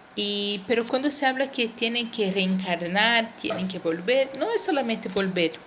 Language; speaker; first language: Spanish; non-native, fluent; Portuguese